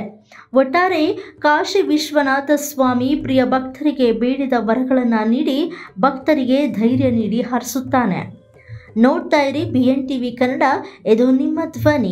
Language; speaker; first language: Kannada; native; Kannada